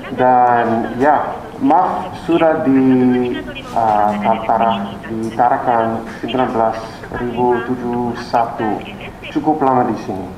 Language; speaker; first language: Indonesian; non-native, learner; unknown